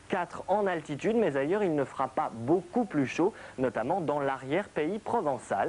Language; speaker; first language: French; native; French